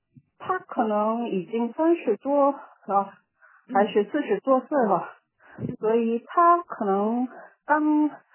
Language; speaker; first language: Chinese; non-native, learner; Korean